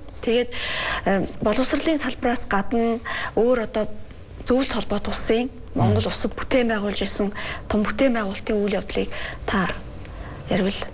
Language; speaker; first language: Mongolian; native; Mongolian